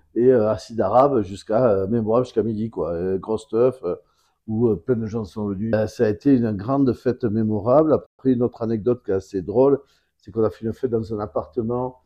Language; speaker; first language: French; native; French